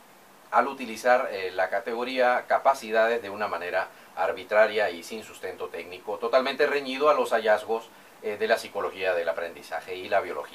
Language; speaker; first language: Spanish; native; Spanish